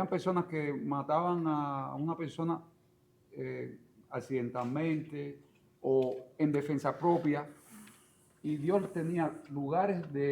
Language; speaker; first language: Spanish; native; Spanish